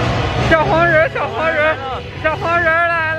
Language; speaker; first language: Chinese; native; Chinese